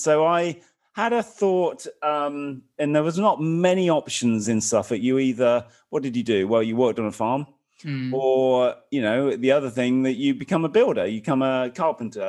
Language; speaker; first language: English; native; English